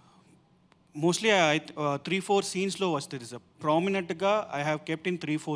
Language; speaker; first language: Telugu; non-native, learner; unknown